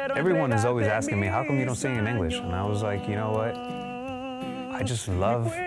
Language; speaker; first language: English; native; English